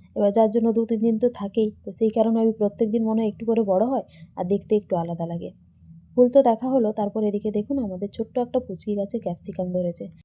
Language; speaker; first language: Bangla; non-native, local second language; Santali